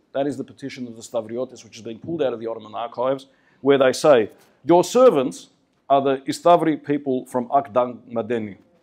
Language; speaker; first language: English; early bilingual, other home language; Greek